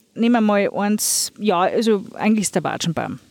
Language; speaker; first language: German; non-native, local second language; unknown